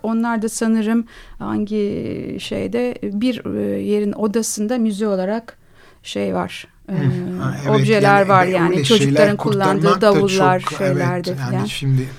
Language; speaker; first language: Turkish; native; Turkish